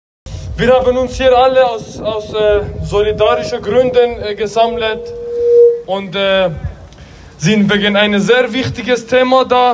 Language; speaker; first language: German; non-native, fluent; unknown